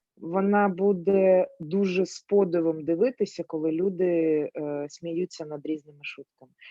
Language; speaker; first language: Ukrainian; native; Ukrainian